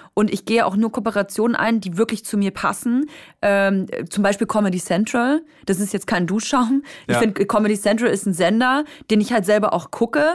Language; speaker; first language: German; native; German